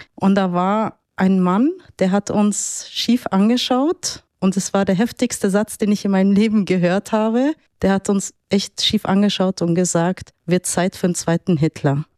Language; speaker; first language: German; early bilingual, other home language; Arabic